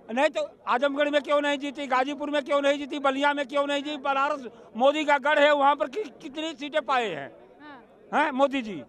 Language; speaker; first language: Hindi; native; Hindi